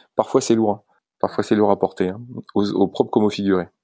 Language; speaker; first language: French; native; French